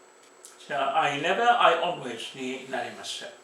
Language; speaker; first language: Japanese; non-native, fluent; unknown